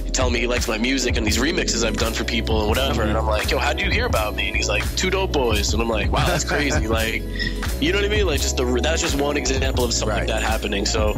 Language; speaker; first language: English; native; English